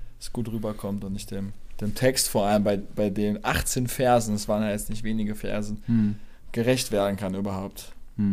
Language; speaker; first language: German; native; German